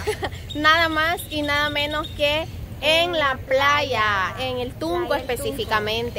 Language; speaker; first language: Spanish; native; Spanish